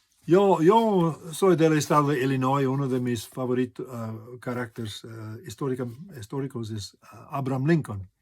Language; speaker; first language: Spanish; non-native, fluent; English